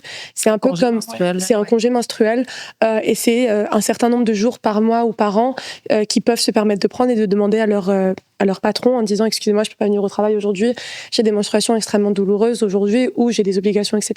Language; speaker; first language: French; native; French